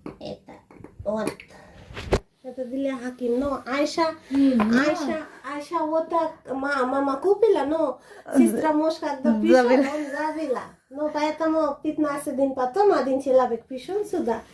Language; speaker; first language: Russian; non-native, learner; Bangla